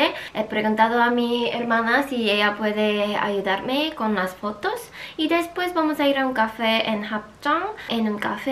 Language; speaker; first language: Spanish; non-native, fluent; Korean